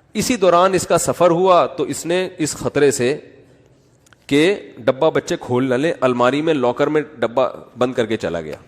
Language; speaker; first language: Urdu; native; Urdu